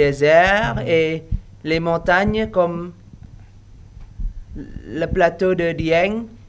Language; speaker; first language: French; non-native, fluent; Indonesian